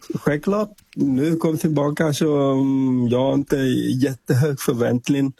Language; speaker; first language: Swedish; non-native, fluent; Vietnamese